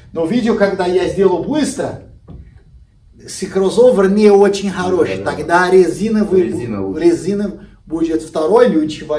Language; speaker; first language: Russian; non-native, learner; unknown